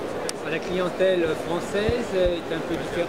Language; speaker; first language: French; native; French